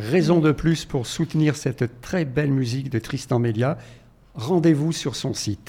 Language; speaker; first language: French; native; French